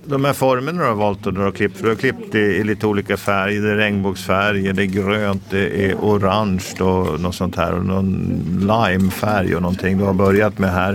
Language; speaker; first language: Swedish; native; Swedish